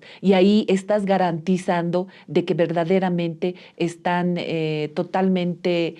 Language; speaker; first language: Spanish; native; Spanish